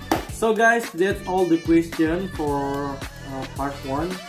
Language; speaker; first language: English; non-native, fluent; Indonesian